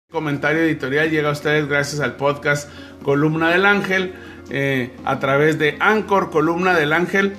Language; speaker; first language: Spanish; native; Spanish